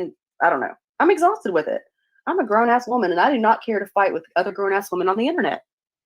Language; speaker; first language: English; native; English